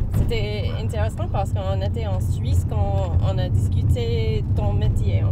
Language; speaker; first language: French; non-native, learner; English